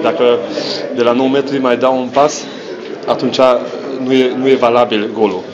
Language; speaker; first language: Romanian; non-native, local second language; Hungarian